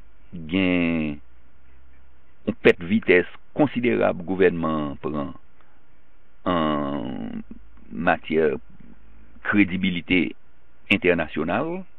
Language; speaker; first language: French; non-native, local second language; Haitian Creole